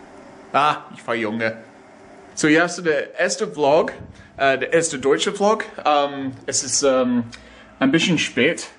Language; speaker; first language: German; non-native, learner; English